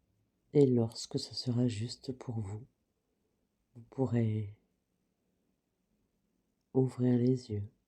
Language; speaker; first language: French; native; French